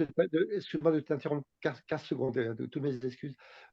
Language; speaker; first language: French; native; French